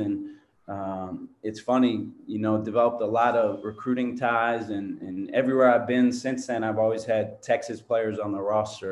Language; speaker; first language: English; native; English